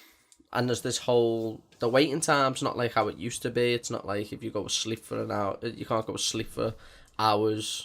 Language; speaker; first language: English; native; English